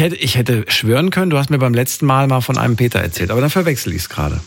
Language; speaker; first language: German; native; German